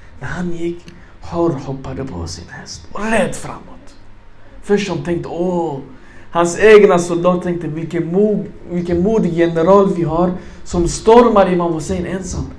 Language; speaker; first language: Swedish; non-native, fluent; Arabic